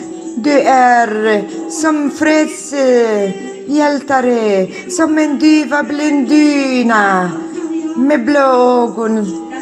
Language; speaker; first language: Swedish; non-native, learner; Kurdish